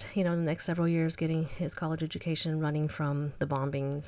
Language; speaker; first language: English; early bilingual, other home language; Chinese